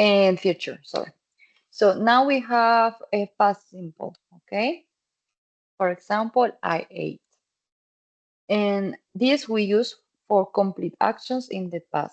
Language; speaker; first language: English; non-native, fluent; Spanish